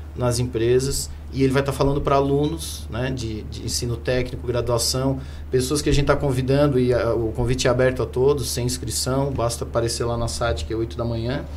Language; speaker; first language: Portuguese; non-native, fluent; German